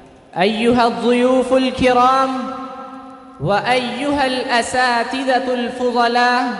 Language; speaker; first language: Arabic; non-native, learner; Urdu